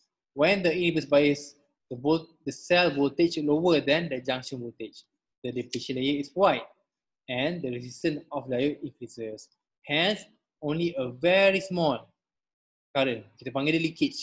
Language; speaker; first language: English; non-native, local second language; Malay